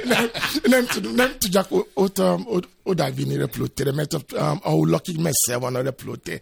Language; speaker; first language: Hungarian; non-native, fluent; Yoruba